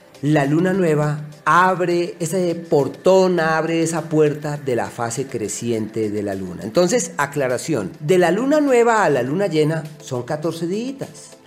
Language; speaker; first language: Spanish; native; Spanish